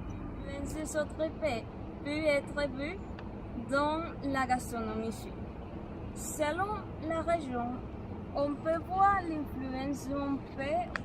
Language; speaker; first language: French; non-native, learner; Spanish